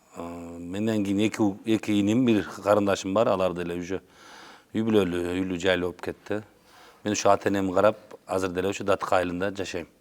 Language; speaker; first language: Kyrgyz; non-native, local second language; Uzbek